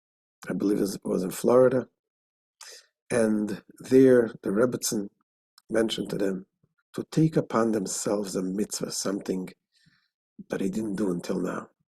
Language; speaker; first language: English; non-native, fluent; Hebrew